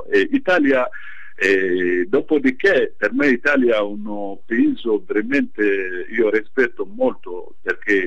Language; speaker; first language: Italian; non-native, fluent; Bambara